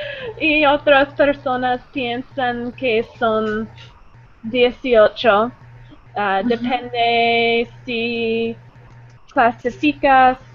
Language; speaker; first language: Spanish; non-native, learner; English